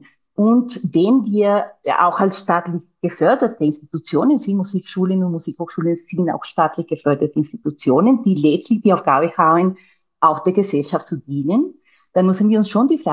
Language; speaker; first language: German; non-native, fluent; Spanish